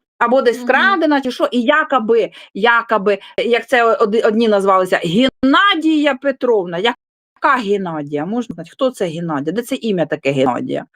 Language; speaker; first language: Ukrainian; non-native, local second language; Russian